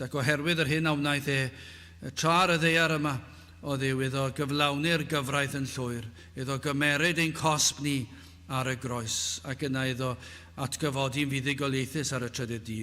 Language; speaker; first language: Welsh; native; Welsh